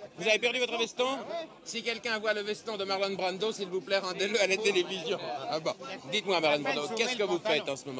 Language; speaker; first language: French; native; French